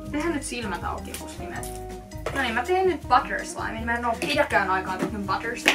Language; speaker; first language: Finnish; native; Finnish